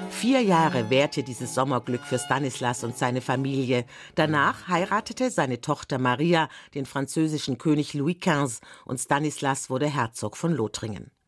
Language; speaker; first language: German; native; German